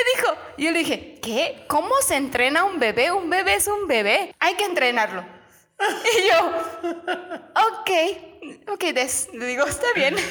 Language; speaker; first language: Spanish; native; Spanish